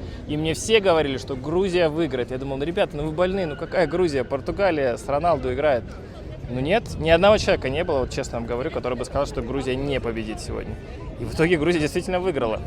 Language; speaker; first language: Russian; native; Russian